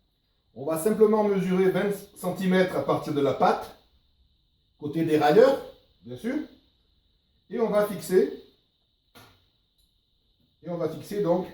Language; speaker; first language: French; native; French